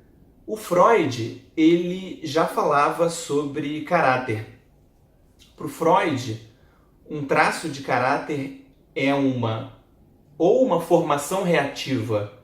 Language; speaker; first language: Portuguese; native; Portuguese